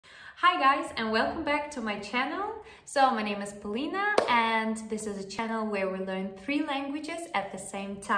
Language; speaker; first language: English; non-native, fluent; Russian